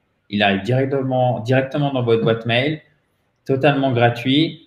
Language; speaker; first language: French; native; French